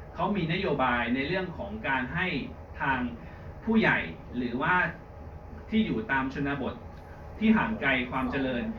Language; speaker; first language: Thai; native; Thai